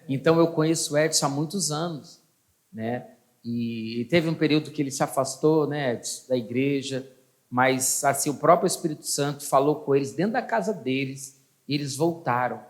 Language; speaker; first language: Portuguese; native; Portuguese